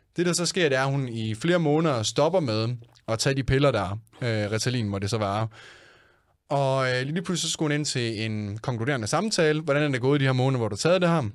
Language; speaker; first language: Danish; native; Danish